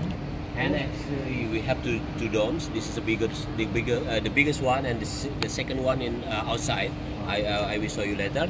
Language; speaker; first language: English; non-native, fluent; Indonesian